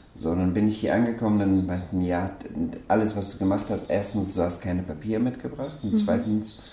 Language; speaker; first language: German; non-native, fluent; Persian